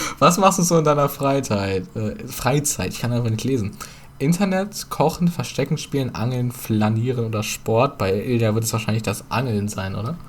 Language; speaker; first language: German; early bilingual, other home language; Turkish